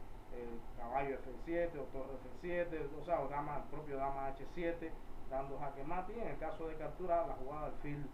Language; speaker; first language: Spanish; native; Spanish